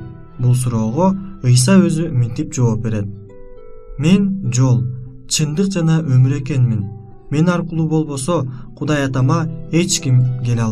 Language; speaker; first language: Kyrgyz; native; Kyrgyz